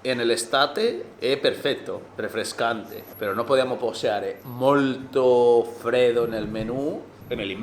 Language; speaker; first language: Italian; non-native, learner; Spanish